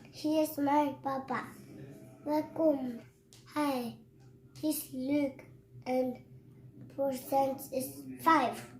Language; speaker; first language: Dutch; early bilingual, other home language; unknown